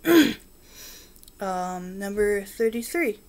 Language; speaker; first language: English; native; English